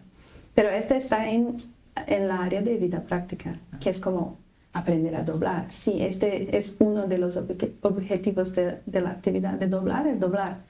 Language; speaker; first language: Spanish; non-native, fluent; Portuguese